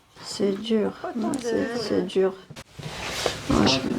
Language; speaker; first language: French; non-native, fluent; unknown